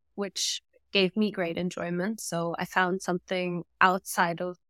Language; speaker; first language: English; non-native, fluent; German